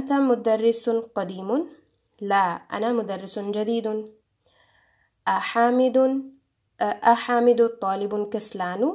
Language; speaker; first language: Arabic; non-native, fluent; Urdu